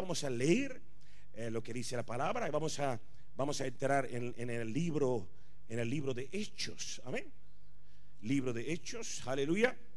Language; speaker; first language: Spanish; non-native, fluent; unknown